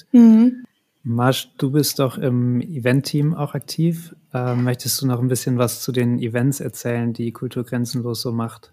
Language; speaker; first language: German; native; German